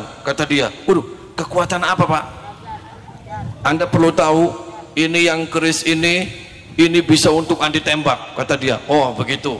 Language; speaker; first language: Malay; non-native, local second language; Javanese